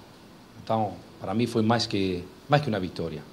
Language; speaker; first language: Portuguese; non-native, fluent; Spanish